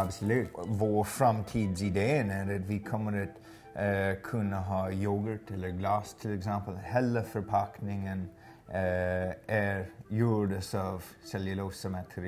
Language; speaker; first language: Swedish; non-native, fluent; English